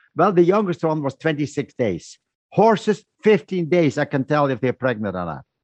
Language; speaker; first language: English; non-native, fluent; Dutch